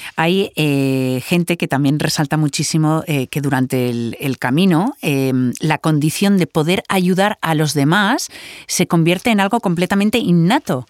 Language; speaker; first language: Spanish; native; Spanish